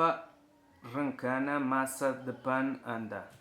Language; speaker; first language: Indonesian; non-native, learner; Portuguese